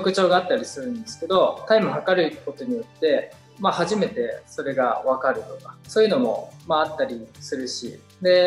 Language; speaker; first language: Japanese; native; Japanese